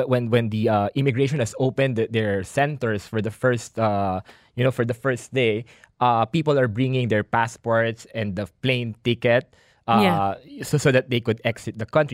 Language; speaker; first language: English; non-native, local second language; Filipino